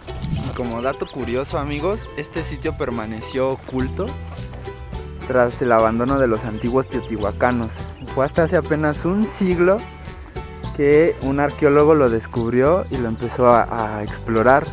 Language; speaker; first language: Spanish; native; Spanish